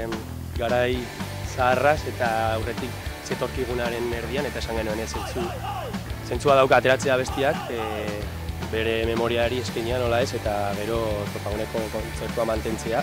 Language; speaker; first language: Basque; native; Basque